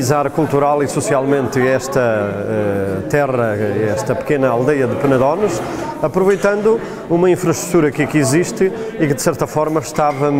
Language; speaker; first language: Portuguese; native; Portuguese